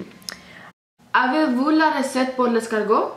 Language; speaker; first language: French; non-native, learner; English